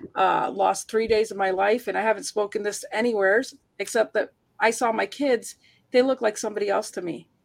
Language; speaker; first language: English; early bilingual, heritage; Spanish